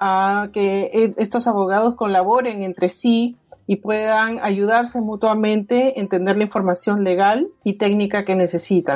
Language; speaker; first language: Spanish; native; Spanish